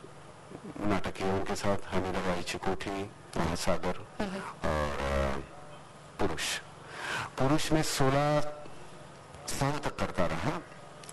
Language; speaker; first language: Hindi; non-native, local second language; Marathi